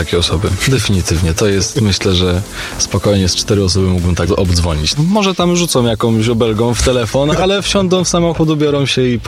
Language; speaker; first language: Polish; native; Polish